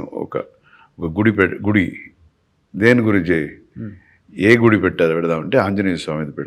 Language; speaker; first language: Telugu; native; Telugu